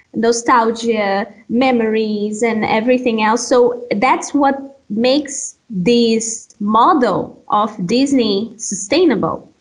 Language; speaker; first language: English; non-native, fluent; Portuguese